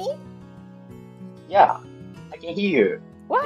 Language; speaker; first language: English; non-native, learner; Japanese